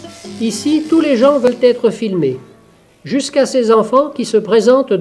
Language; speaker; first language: French; native; French